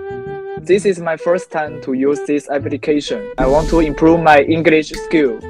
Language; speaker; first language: English; non-native, learner; Chinese